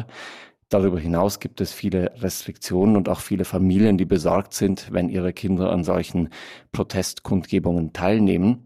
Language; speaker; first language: German; native; German